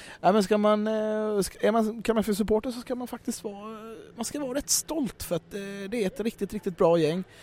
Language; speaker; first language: Swedish; native; Swedish